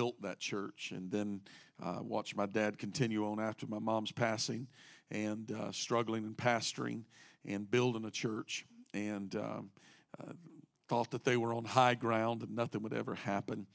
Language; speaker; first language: English; native; English